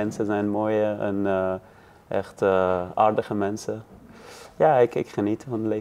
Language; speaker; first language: Dutch; non-native, learner; Persian